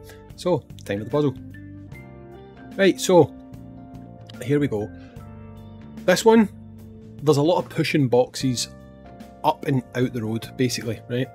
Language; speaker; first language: English; native; English